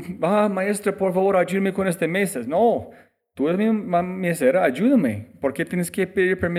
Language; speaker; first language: Spanish; non-native, fluent; English